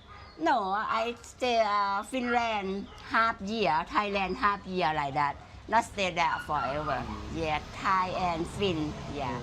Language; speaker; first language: English; non-native, learner; Thai